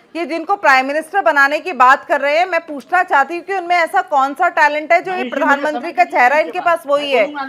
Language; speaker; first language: Hindi; native; Hindi